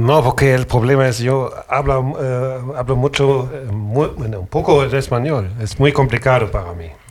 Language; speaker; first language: Spanish; non-native, learner; German